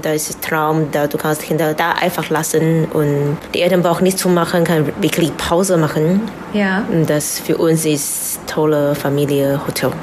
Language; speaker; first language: German; non-native, learner; Chinese